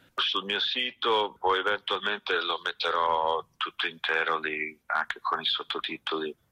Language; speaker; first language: Italian; early bilingual, heritage; Italian